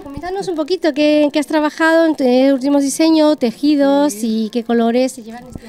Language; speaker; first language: Spanish; native; Spanish